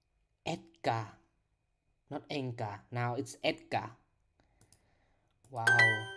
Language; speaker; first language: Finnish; non-native, learner; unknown